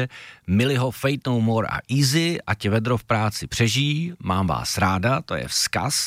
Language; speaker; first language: Czech; native; Czech